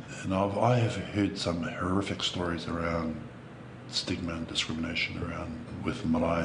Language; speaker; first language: English; native; English